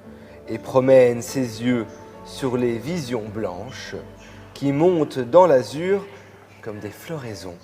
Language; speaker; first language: French; native; French